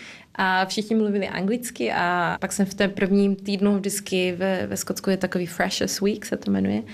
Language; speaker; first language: Czech; early bilingual, heritage; Czech